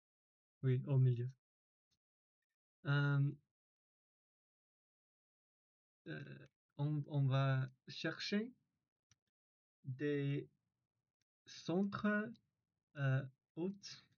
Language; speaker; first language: French; non-native, learner; English